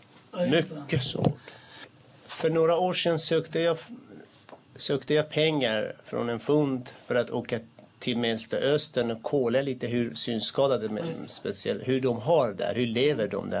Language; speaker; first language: Swedish; non-native, fluent; Kurdish